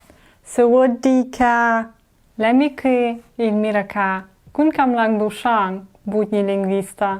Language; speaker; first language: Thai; non-native, learner; Russian